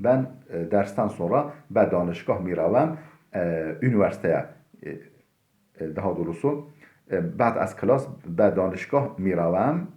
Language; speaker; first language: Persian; non-native, fluent; Turkish